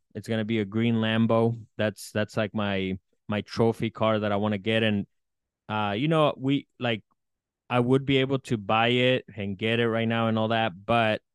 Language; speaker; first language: English; early bilingual, other home language; Spanish